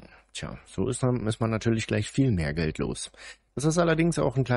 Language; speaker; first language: German; native; German